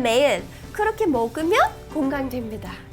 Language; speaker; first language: Korean; non-native, fluent; English